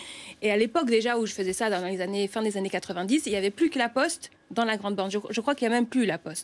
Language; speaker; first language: French; native; French